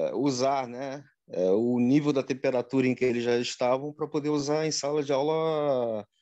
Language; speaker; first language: Portuguese; native; Portuguese